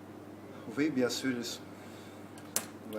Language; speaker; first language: French; non-native, learner; Albanian